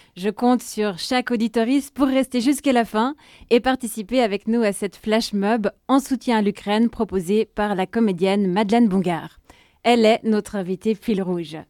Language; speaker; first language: French; native; French